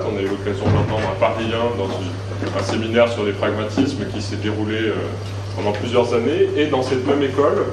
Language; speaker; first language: French; native; French